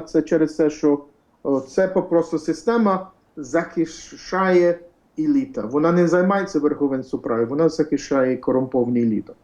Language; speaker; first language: Ukrainian; early bilingual, heritage; English